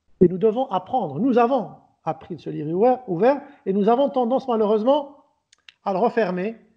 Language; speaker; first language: French; non-native, local second language; Arabic